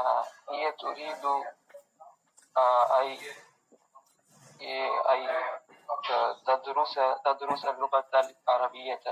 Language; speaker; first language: Arabic; non-native, learner; Tamil